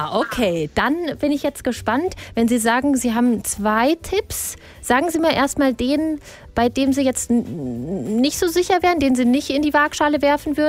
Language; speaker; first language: German; native; German